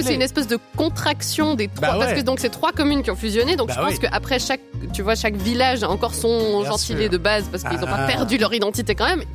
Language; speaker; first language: French; native; French